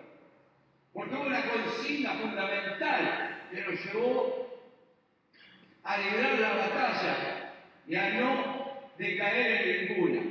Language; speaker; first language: Spanish; native; Spanish